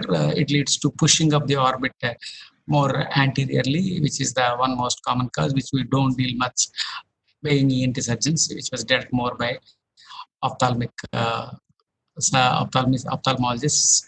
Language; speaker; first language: English; non-native, local second language; Telugu